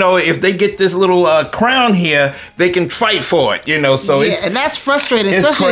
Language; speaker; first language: English; native; English